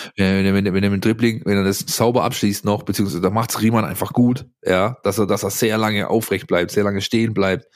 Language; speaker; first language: German; native; German